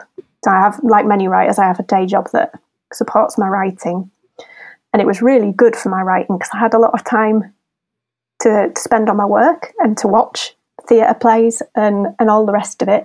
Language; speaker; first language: English; native; English